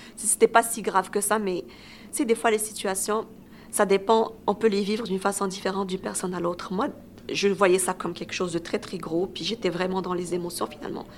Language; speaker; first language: French; non-native, local second language; Arabic